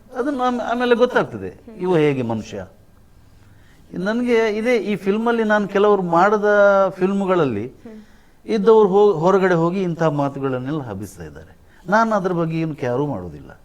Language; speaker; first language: Kannada; non-native, local second language; Tulu